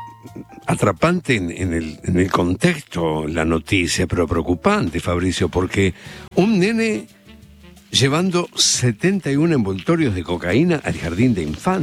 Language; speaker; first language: Spanish; native; Spanish